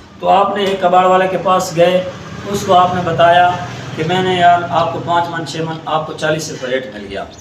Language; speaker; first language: Urdu; non-native, local second language; Saraiki